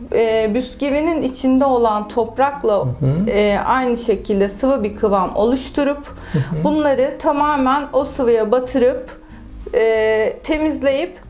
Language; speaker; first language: Turkish; native; Turkish